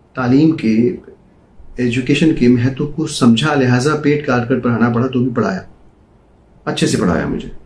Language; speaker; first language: Hindi; native; Hindi